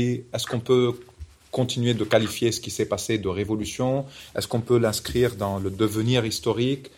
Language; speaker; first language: French; non-native, local second language; Arabic